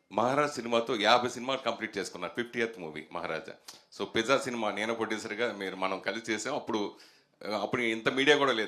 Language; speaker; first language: Telugu; native; Telugu